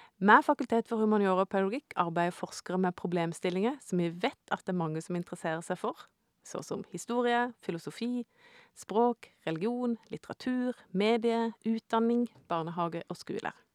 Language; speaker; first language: Norwegian; native; Norwegian